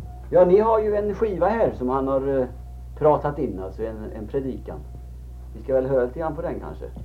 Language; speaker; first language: Swedish; native; Swedish